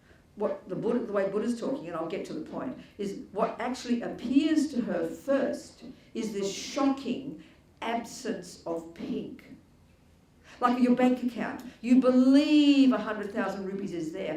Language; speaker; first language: English; native; English